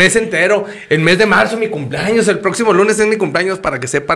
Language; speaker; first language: Spanish; native; Spanish